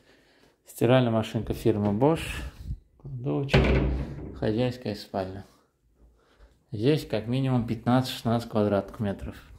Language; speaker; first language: Russian; non-native, fluent; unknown